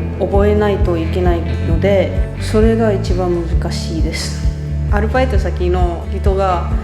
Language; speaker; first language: Japanese; non-native, fluent; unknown